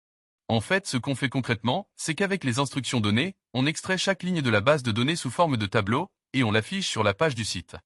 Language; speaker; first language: French; native; French